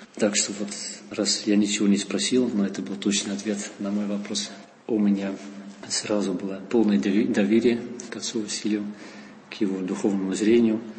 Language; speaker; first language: Russian; non-native, fluent; Dutch